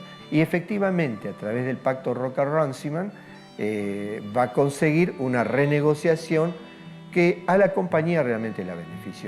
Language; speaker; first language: Spanish; native; Spanish